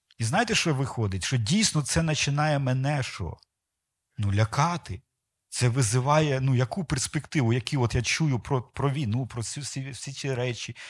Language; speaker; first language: Ukrainian; non-native, local second language; Russian